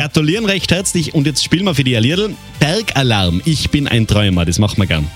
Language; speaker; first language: German; native; German